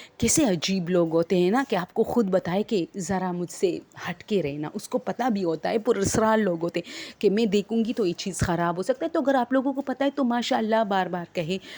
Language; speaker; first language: Urdu; non-native, local second language; Pashto